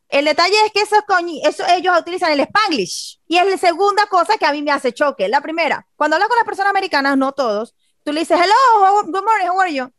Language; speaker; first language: Spanish; native; Spanish